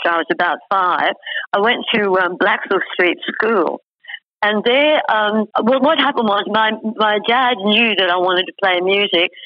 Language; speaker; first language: English; native; English